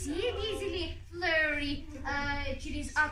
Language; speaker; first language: Russian; non-native, learner; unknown